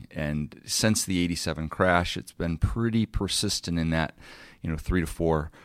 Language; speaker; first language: English; native; English